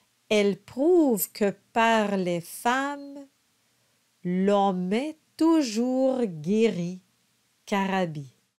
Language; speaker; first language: French; native; French